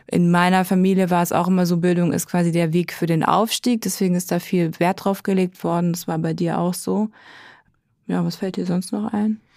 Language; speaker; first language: German; native; German